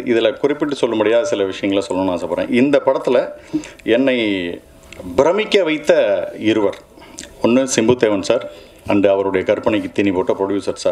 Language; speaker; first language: Tamil; native; Tamil